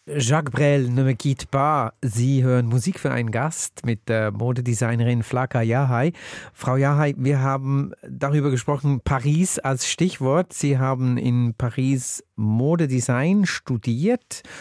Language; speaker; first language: German; native; German